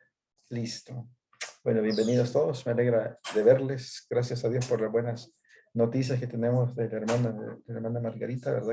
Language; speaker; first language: Spanish; native; Spanish